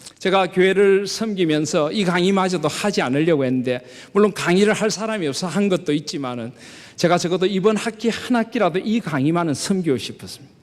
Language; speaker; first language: Korean; native; Korean